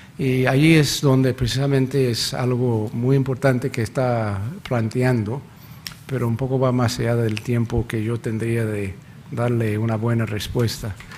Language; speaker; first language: Spanish; non-native, fluent; English